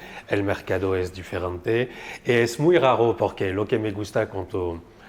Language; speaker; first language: Spanish; non-native, fluent; French